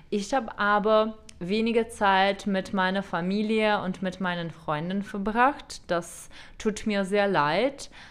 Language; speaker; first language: German; non-native, fluent; Czech